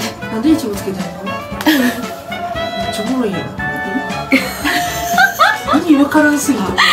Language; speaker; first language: Japanese; native; Japanese